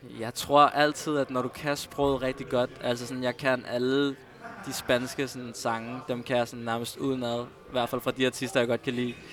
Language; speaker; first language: Danish; early bilingual, other home language; Spanish